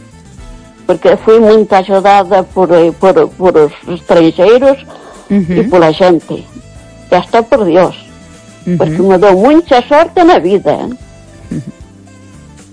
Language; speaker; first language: Spanish; non-native, learner; Portuguese